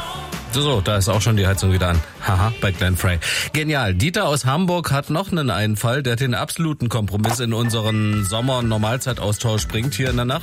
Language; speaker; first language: German; native; German